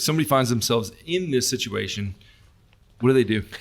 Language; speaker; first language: English; native; English